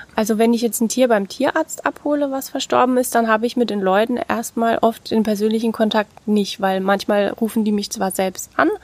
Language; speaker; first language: German; native; German